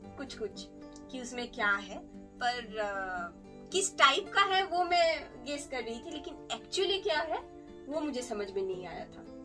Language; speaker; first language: Hindi; native; Hindi